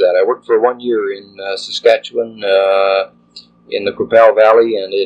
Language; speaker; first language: English; native; English